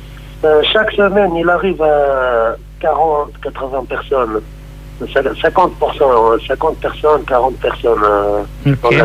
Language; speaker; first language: French; non-native, local second language; Arabic